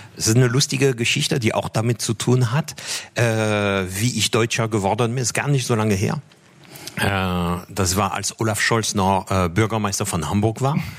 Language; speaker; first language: German; non-native, fluent; French